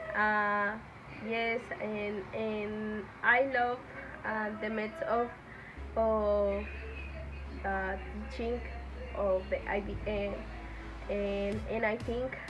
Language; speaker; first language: English; non-native, learner; Spanish